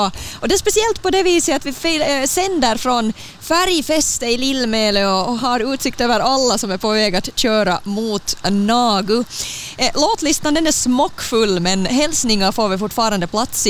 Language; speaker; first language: Swedish; native; Swedish